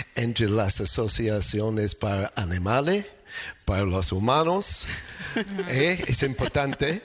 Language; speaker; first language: Spanish; non-native, fluent; English